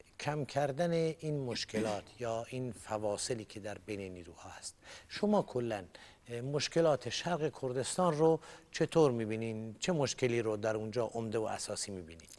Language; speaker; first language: Persian; non-native, local second language; Kurdish